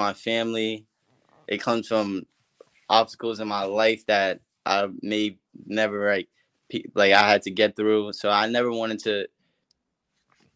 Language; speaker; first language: English; native; English